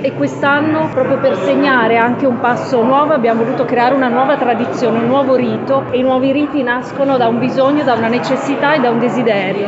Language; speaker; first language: Italian; native; Italian